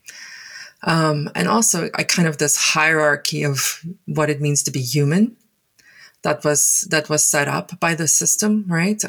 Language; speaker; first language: English; non-native, local second language; Afrikaans